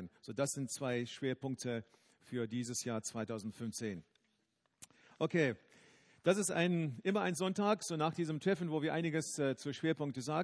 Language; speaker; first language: German; non-native, fluent; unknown